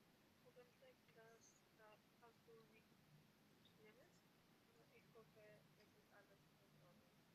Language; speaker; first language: German; non-native, learner; Macedonian